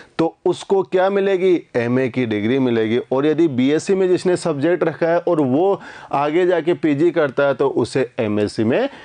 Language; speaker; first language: Hindi; native; Hindi